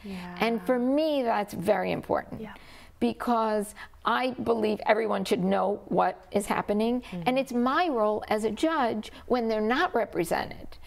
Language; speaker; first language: English; native; English